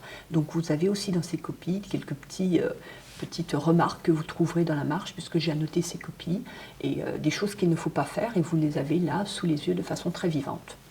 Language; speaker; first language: French; native; French